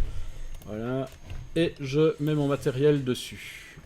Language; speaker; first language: French; native; French